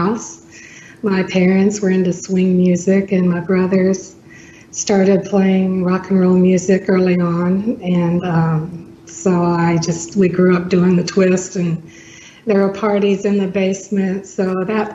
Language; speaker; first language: English; native; English